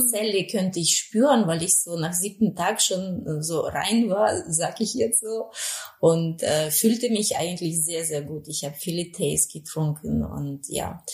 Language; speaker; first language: German; non-native, fluent; Spanish